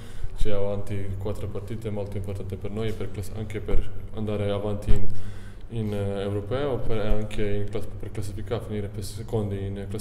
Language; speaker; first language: Italian; non-native, learner; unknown